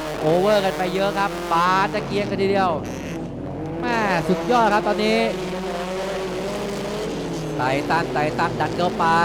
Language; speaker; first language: Thai; native; Thai